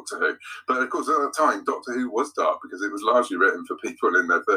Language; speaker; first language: English; native; English